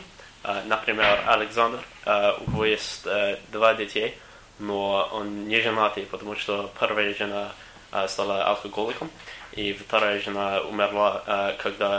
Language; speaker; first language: Russian; non-native, learner; English